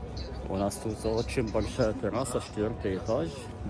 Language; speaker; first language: Russian; non-native, learner; Arabic